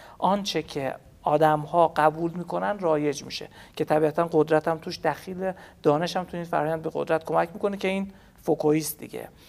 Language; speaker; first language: Persian; native; Persian